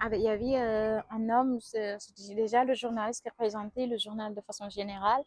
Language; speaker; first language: French; non-native, local second language; Wolof